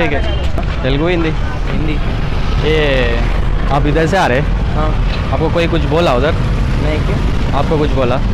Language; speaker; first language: Hindi; non-native, local second language; Telugu